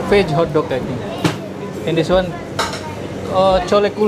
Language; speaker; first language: English; non-native, learner; Indonesian